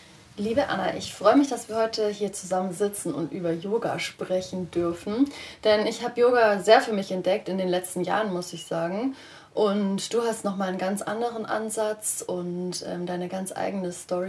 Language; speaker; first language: German; native; German